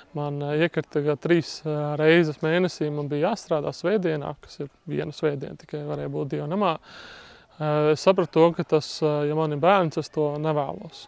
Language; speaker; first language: Latvian; native; Latvian